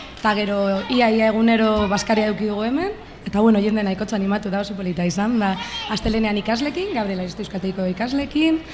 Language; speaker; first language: Basque; non-native, local second language; Spanish